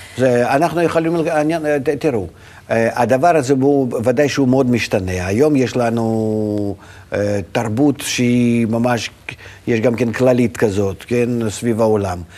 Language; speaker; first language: Hebrew; non-native, fluent; Russian